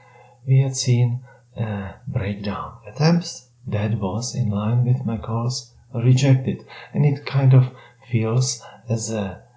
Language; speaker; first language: English; non-native, fluent; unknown